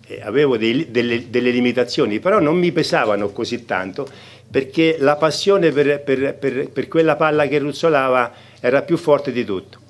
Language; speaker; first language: Italian; native; Italian